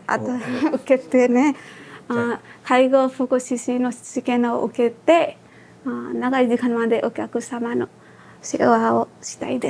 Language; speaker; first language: Japanese; non-native, learner; Nepali